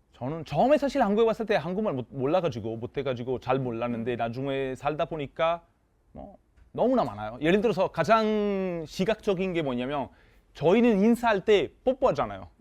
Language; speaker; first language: Korean; non-native, fluent; Italian